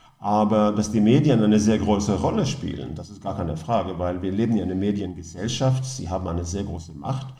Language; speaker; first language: German; non-native, fluent; Norwegian